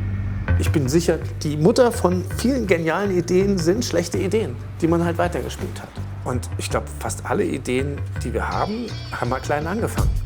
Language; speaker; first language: German; native; German